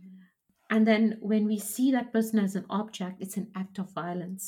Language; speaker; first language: English; non-native, local second language; Punjabi